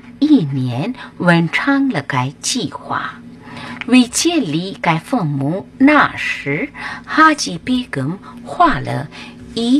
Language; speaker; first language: Chinese; non-native, learner; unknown